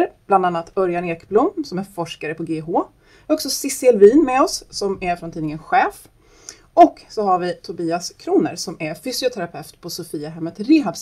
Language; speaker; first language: Swedish; native; Swedish